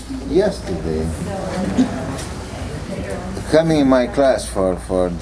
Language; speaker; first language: English; non-native, learner; Portuguese